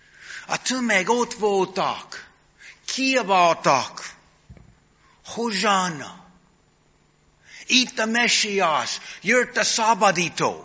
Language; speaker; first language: Hungarian; non-native, fluent; English